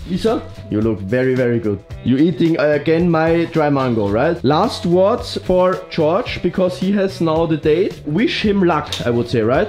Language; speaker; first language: English; non-native, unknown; German